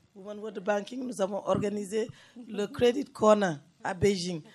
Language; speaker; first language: French; non-native, local second language; Wolof